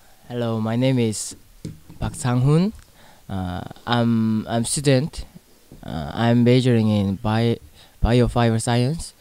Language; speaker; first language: English; non-native, learner; Korean